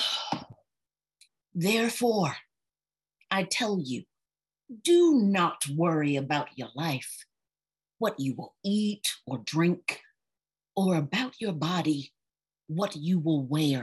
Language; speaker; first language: English; native; English